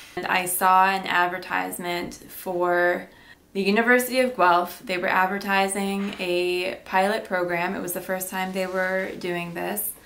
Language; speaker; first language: English; native; English